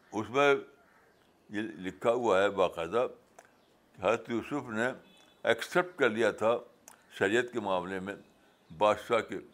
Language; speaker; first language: Urdu; native; Urdu